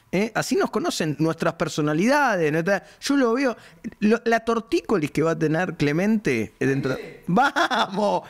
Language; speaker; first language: Spanish; native; Spanish